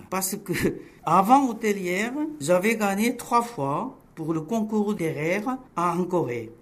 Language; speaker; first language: French; non-native, fluent; Korean